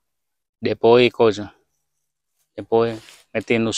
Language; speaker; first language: Portuguese; non-native, learner; Vietnamese